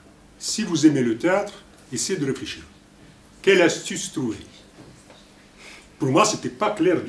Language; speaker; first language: French; non-native, fluent; Russian